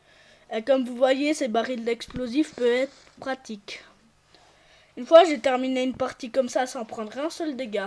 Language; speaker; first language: French; native; French